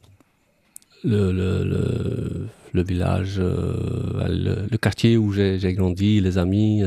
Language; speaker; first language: French; non-native, fluent; Albanian